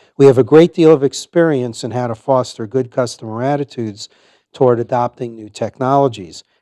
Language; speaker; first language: English; native; English